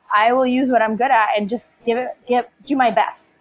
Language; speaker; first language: English; native; English